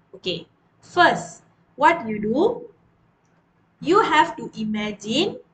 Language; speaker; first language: English; non-native, local second language; Malay